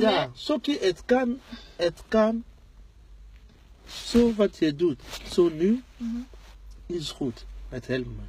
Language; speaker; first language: Dutch; non-native, learner; Lingala